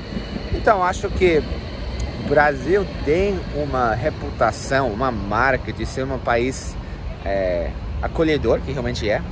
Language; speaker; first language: Portuguese; non-native, fluent; English